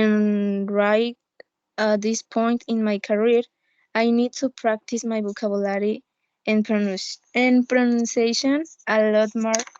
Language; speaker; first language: English; non-native, learner; Spanish